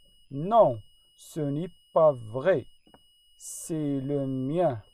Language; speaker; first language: French; non-native, fluent; Arabic